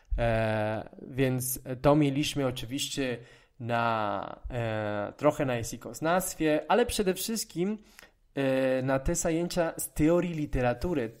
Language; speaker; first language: Polish; non-native, fluent; Spanish